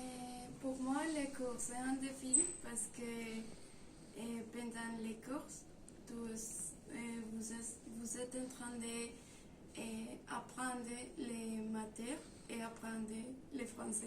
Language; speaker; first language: French; non-native, learner; Spanish